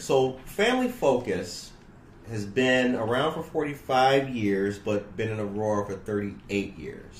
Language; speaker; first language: English; native; English